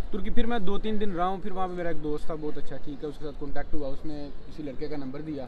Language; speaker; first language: Urdu; non-native, local second language; Punjabi